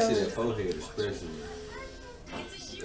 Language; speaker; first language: English; native; English